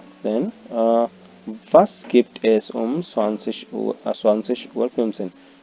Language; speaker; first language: German; non-native, fluent; Hindi